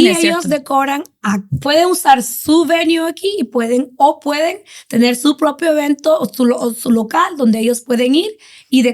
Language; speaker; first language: Spanish; native; Spanish